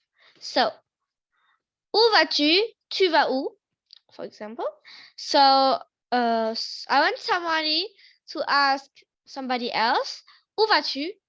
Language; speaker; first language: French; non-native, fluent; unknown